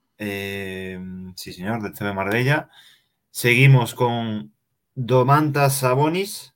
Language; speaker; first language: Spanish; native; Spanish